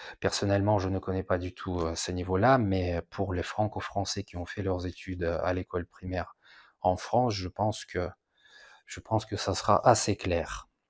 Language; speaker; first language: French; non-native, fluent; Russian